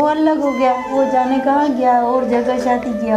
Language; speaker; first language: Hindi; early bilingual, other home language; Nepali